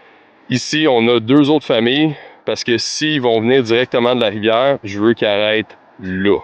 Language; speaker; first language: French; native; French